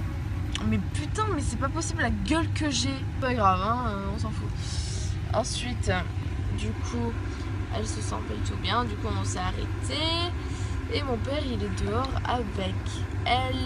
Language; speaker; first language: French; native; French